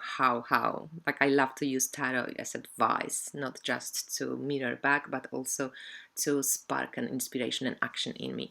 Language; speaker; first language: English; non-native, fluent; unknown